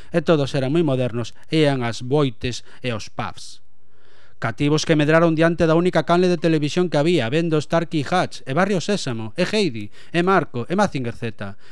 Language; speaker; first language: Galician; non-native, local second language; Spanish